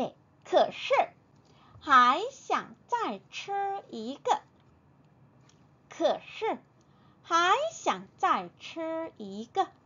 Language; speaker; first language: Chinese; non-native, fluent; Korean